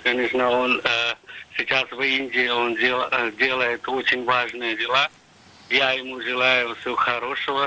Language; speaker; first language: Russian; non-native, fluent; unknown